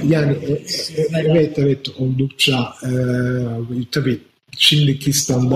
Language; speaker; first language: Turkish; non-native, fluent; Italian